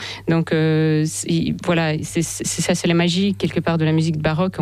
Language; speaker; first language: French; non-native, fluent; Russian